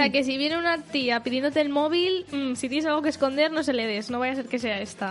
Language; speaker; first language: Spanish; native; Spanish